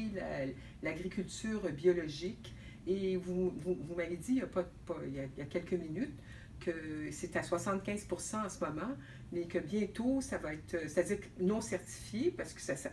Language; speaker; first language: French; native; French